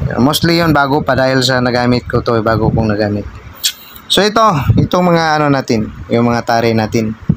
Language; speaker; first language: Filipino; non-native, local second language; Cebuano